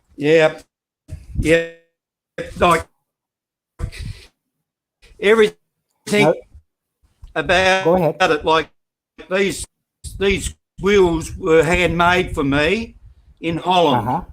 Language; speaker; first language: English; native; English